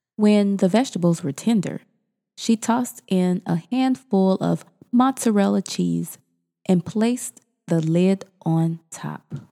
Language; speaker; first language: English; native; English